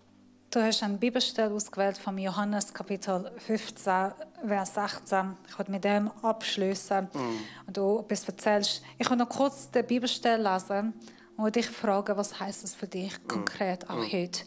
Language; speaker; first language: German; non-native, fluent; Persian